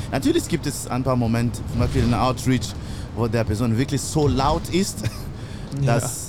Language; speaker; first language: German; non-native, learner; English